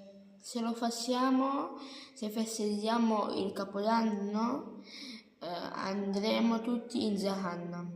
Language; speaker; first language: Italian; early bilingual, other home language; Bangla